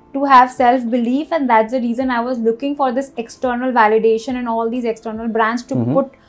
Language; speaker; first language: English; non-native, local second language; Hindi